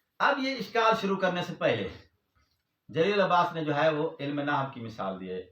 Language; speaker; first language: Urdu; non-native, local second language; Punjabi